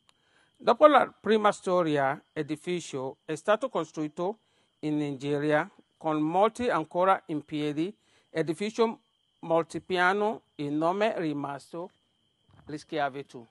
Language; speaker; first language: Italian; non-native, learner; Yoruba